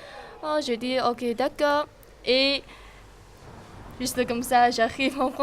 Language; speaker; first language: French; non-native, learner; Chinese